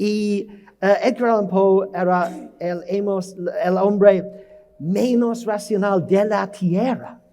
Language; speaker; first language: Spanish; non-native, learner; English